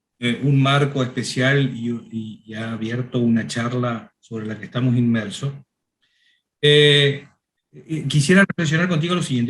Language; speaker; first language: Spanish; native; Spanish